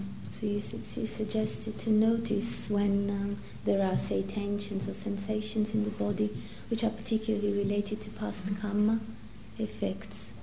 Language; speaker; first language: English; non-native, fluent; Italian